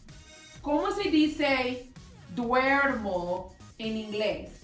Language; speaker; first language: Spanish; non-native, fluent; English